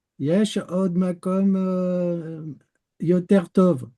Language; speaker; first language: Hebrew; non-native, learner; French